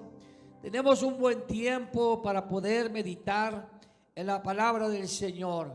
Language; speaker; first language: Spanish; native; Spanish